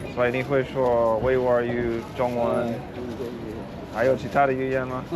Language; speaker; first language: Chinese; non-native, learner; English